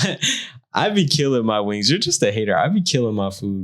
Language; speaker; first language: English; native; English